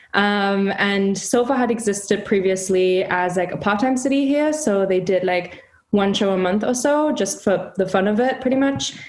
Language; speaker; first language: English; non-native, fluent; German